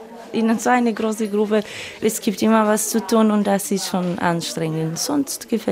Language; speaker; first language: German; non-native, learner; Romanian